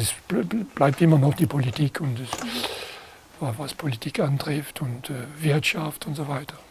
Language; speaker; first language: German; non-native, fluent; French